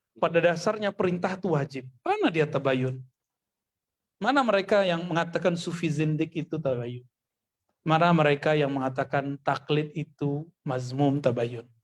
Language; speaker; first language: Indonesian; non-native, local second language; Minangkabau